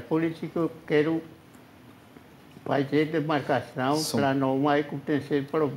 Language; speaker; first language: Portuguese; non-native, local second language; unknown